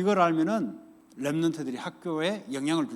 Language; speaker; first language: Korean; native; Korean